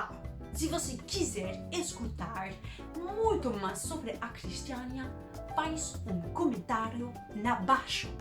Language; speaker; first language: Portuguese; non-native, learner; Danish